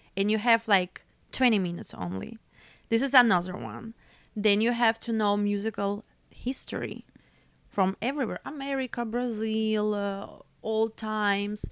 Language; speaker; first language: English; non-native, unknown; Russian